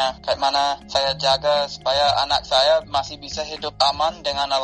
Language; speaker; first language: Indonesian; non-native, fluent; English